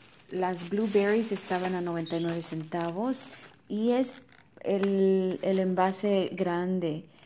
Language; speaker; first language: Spanish; early bilingual, heritage; Spanish